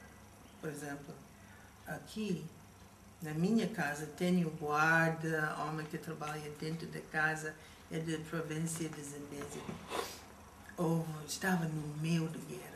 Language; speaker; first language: Portuguese; non-native, fluent; English